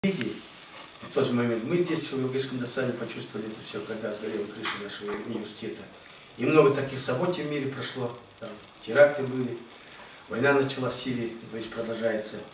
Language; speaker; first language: Russian; non-native, local second language; Buriat